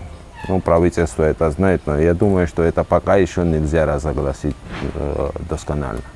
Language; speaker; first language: Russian; non-native, fluent; Georgian